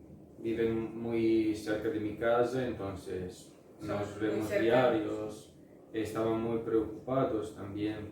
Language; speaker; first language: Spanish; non-native, fluent; Italian